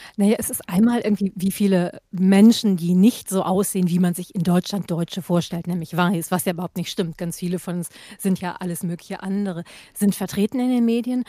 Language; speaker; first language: German; native; German